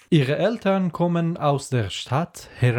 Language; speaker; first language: German; non-native, learner; Persian